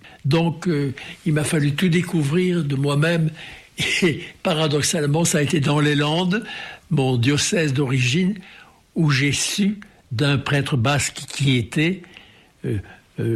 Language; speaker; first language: French; native; French